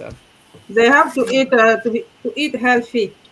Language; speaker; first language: English; non-native, learner; French